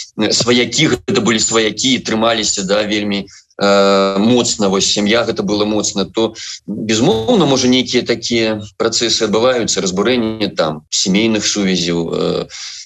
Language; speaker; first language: Belarusian; non-native, local second language; Russian